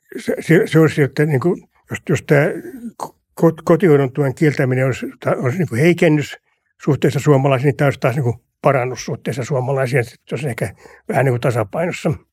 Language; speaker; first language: Finnish; native; Finnish